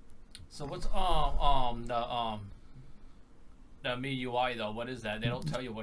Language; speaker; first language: English; native; English